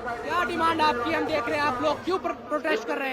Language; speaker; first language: Hindi; native; Hindi